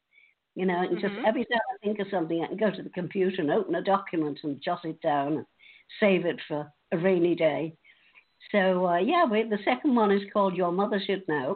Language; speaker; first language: English; native; English